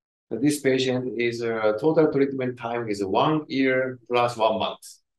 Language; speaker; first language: English; non-native, learner; Japanese